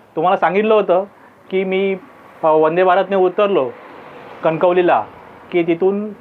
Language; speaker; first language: Marathi; native; Marathi